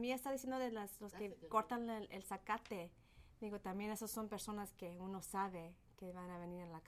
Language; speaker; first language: Spanish; early bilingual, heritage; Spanish